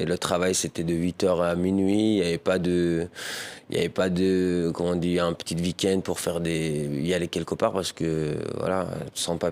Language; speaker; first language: French; early bilingual, other home language; Persian